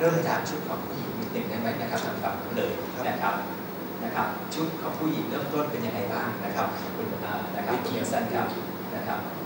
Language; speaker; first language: Thai; native; Thai